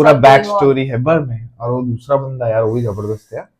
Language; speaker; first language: Hindi; native; Hindi